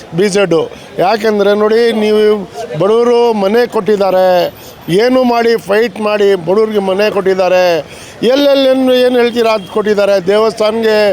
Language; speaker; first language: Kannada; non-native, local second language; Urdu